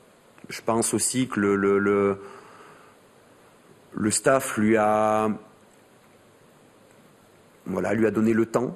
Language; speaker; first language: French; native; French